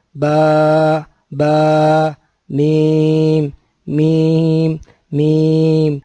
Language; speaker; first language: Urdu; native; Urdu